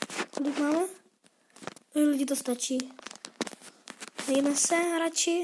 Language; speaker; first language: Czech; non-native, learner; Slovak